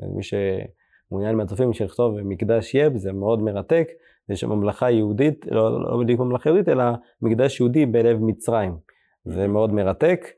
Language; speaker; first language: Hebrew; early bilingual, other home language; Amharic